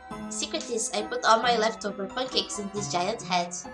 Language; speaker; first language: English; non-native, fluent; Portuguese